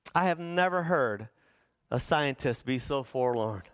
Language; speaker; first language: English; early bilingual, other home language; Spanish